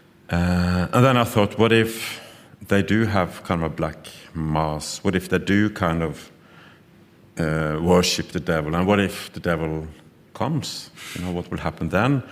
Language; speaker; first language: English; non-native, fluent; Norwegian